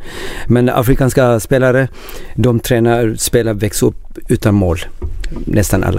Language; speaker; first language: Swedish; non-native, learner; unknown